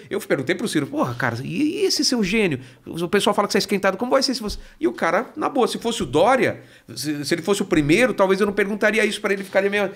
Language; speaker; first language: Portuguese; native; Portuguese